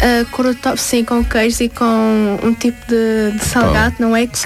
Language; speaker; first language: Portuguese; early bilingual, other home language; Tajik